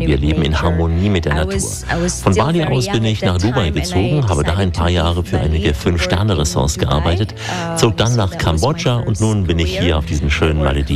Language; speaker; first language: German; native; German